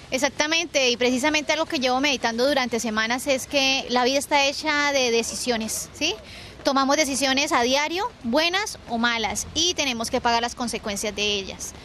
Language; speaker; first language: Spanish; native; Spanish